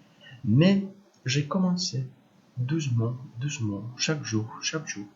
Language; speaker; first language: French; non-native, learner; Spanish